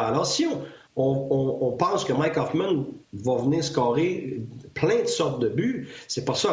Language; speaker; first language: French; native; French